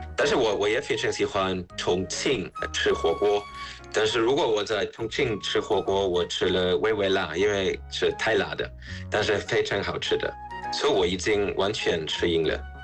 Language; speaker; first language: Chinese; non-native, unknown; German